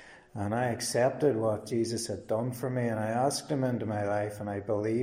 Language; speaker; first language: English; native; English